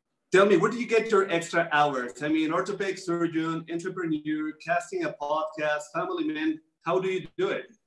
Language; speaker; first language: English; non-native, fluent; Spanish